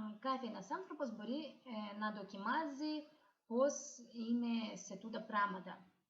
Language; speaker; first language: Greek; non-native, learner; Russian